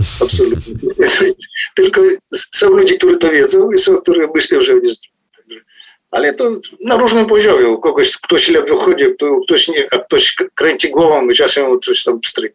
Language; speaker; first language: Polish; non-native, fluent; Ukrainian